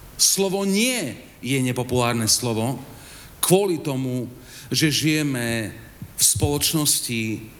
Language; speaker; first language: Slovak; native; Slovak